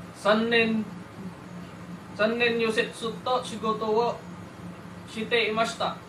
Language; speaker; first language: Japanese; non-native, learner; Iloko